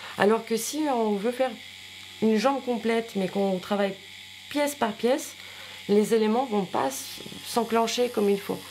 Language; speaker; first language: French; non-native, fluent; Russian